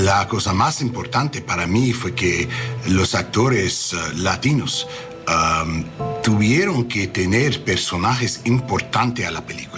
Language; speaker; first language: Spanish; non-native, learner; English